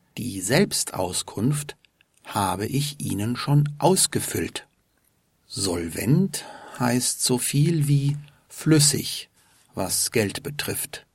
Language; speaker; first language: German; native; German